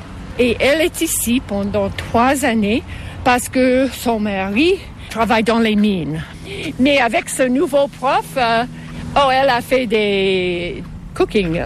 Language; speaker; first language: French; non-native, local second language; English